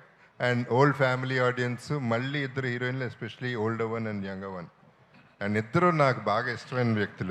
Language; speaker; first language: Telugu; native; Telugu